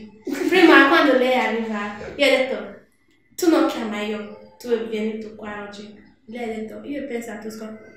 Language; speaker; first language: Italian; non-native, learner; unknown